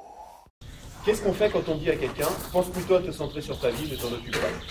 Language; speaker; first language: French; native; French